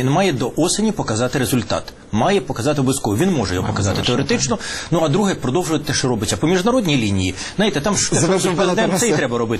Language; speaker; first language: Ukrainian; native; Ukrainian